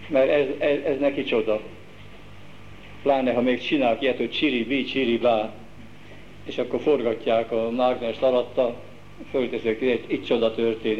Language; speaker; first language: Hungarian; native; Hungarian